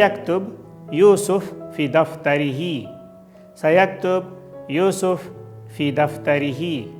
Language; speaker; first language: Arabic; non-native, fluent; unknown